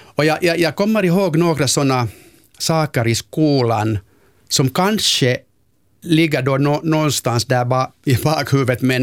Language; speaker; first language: Swedish; non-native, local second language; Finnish